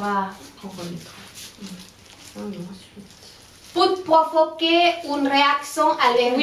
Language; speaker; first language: French; non-native, learner; Indonesian